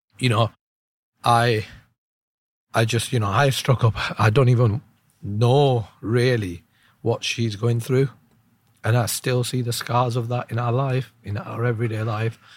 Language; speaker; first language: English; early bilingual, other home language; Urdu